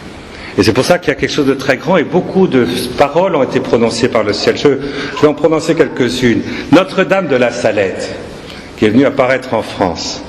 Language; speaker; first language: French; native; French